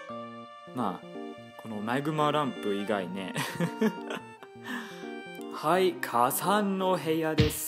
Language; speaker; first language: Japanese; non-native, fluent; English